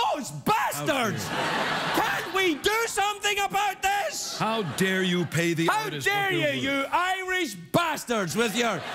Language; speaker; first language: English; native; English